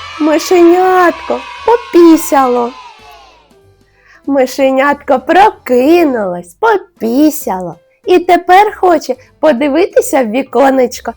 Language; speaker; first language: Ukrainian; native; Ukrainian